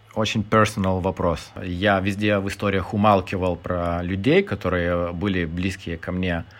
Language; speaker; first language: Russian; non-native, fluent; Lithuanian